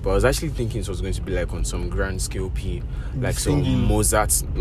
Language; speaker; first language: English; non-native, local second language; Yoruba